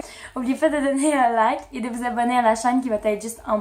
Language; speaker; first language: French; native; French